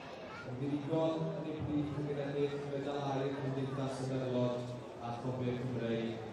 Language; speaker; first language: Welsh; native; Welsh